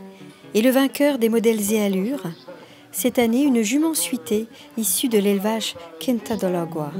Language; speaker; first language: French; native; French